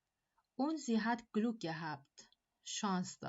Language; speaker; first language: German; non-native, fluent; Persian